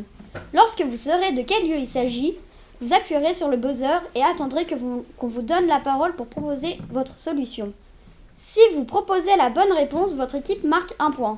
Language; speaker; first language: French; native; French